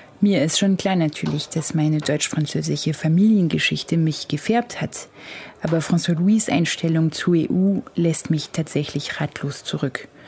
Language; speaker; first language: German; non-native, fluent; French